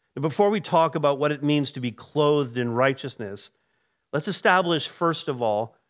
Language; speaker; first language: English; native; English